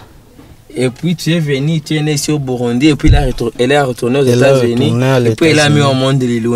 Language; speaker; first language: French; non-native, local second language; Rundi